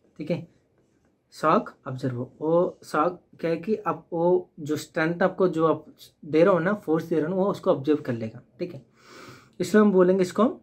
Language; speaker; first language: Hindi; non-native, local second language; Telugu